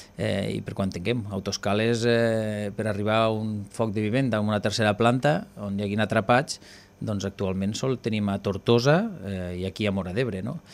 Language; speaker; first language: Catalan; native; Catalan